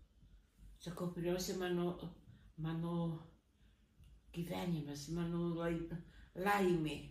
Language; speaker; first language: Lithuanian; early bilingual, heritage; Lithuanian